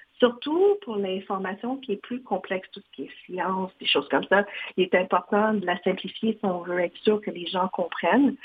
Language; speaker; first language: French; non-native, fluent; Vietnamese